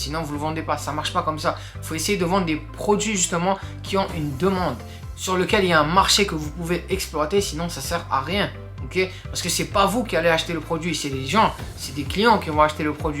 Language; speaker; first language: French; native; French